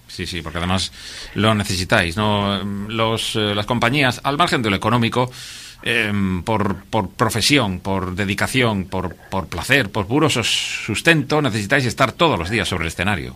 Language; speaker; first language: Spanish; native; Spanish